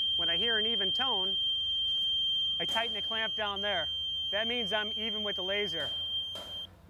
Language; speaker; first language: English; native; English